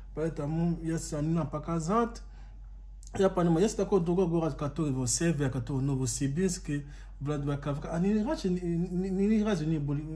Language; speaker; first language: Russian; non-native, learner; Lingala